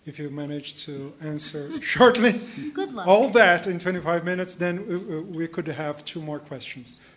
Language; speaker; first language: English; non-native, fluent; Portuguese